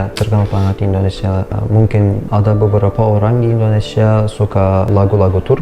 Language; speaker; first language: Indonesian; non-native, learner; Turkish